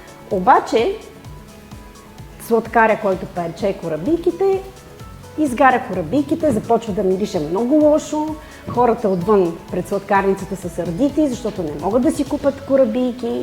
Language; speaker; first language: Bulgarian; native; Bulgarian